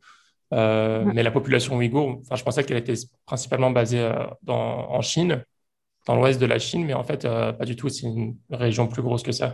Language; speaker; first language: French; native; French